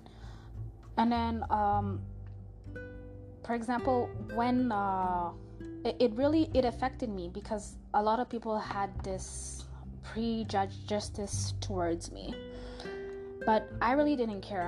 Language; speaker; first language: English; non-native, fluent; French